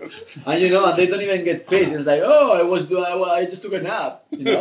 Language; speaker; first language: English; non-native, fluent; Spanish